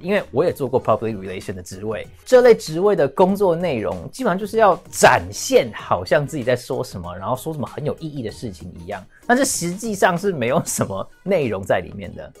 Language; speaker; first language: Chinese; early bilingual, heritage; English